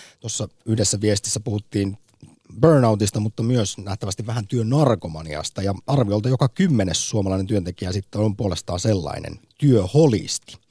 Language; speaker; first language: Finnish; native; Finnish